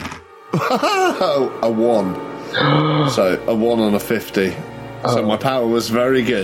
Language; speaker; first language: English; native; English